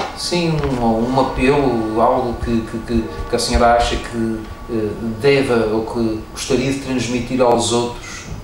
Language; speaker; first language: Portuguese; native; Portuguese